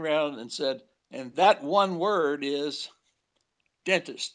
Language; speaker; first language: English; native; English